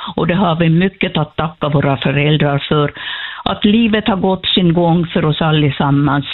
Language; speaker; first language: Swedish; native; Swedish